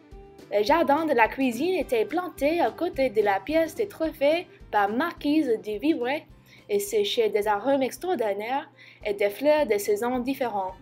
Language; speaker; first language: French; non-native, learner; English